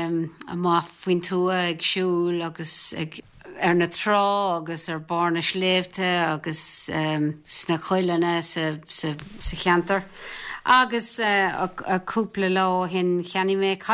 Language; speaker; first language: Irish; non-native, local second language; English